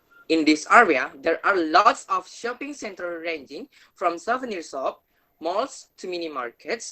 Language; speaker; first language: English; non-native, learner; Indonesian